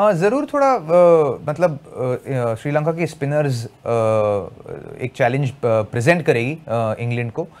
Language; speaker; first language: Hindi; non-native, local second language; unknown